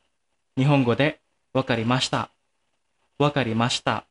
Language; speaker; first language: Japanese; non-native, fluent; Indonesian